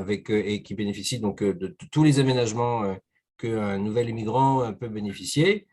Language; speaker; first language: French; native; French